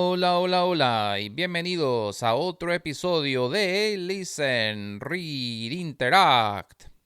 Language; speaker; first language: Spanish; non-native, fluent; English